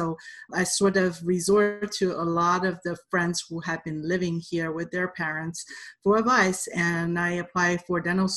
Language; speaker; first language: English; non-native, fluent; Chinese